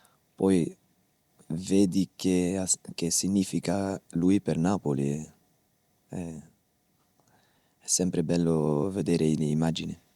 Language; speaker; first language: Italian; non-native, fluent; Dutch